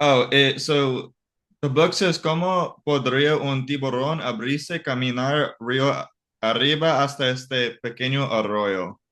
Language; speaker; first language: Spanish; non-native, learner; English